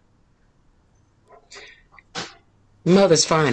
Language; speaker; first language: English; native; English